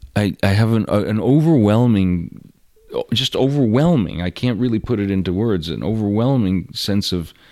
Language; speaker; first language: English; early bilingual, other home language; Russian